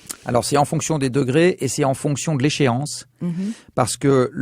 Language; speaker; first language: French; native; French